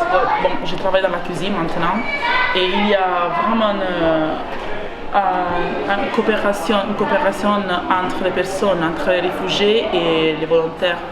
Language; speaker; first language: French; non-native, fluent; Italian